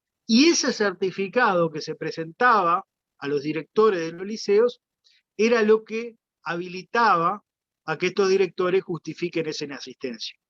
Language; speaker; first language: Spanish; native; Spanish